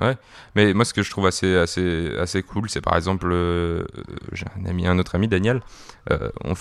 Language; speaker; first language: French; native; French